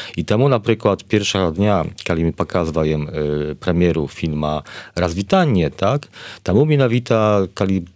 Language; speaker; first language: Polish; non-native, learner; Belarusian